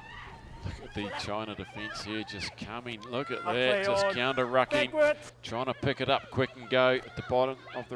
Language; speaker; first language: English; native; English